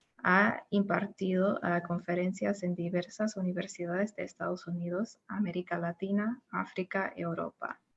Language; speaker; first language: Spanish; non-native, learner; English